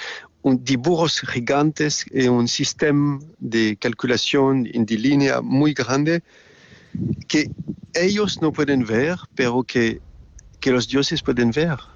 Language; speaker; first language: Spanish; non-native, learner; French